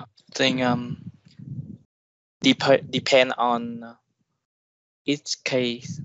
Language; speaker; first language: English; non-native, learner; Vietnamese